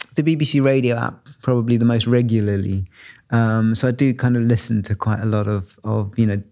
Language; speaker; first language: English; native; English